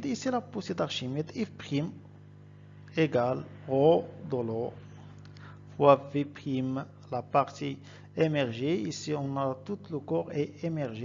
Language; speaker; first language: French; non-native, local second language; Arabic